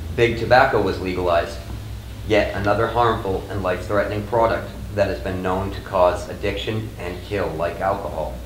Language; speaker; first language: English; native; English